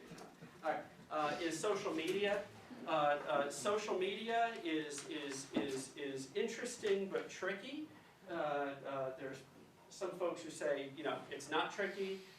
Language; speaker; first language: English; native; English